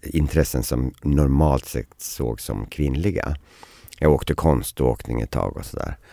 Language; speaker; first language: Swedish; native; Swedish